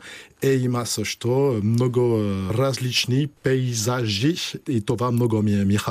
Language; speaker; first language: Bulgarian; non-native, learner; French